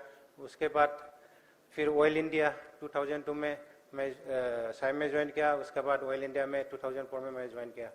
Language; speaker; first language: Hindi; non-native, local second language; Bodo